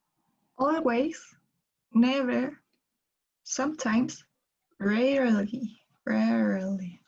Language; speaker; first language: English; non-native, learner; Spanish